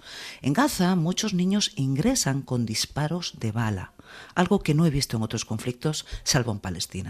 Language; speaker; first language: Spanish; native; Spanish